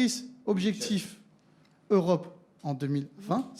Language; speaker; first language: French; native; French